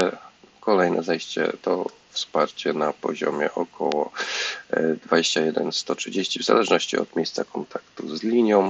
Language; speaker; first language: Polish; native; Polish